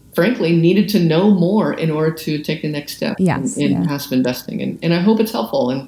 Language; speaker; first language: English; native; English